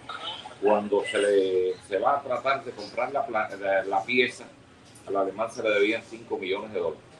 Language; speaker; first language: Spanish; native; Spanish